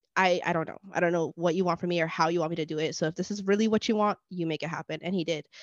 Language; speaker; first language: English; non-native, fluent; Spanish